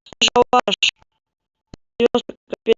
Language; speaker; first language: Russian; native; Russian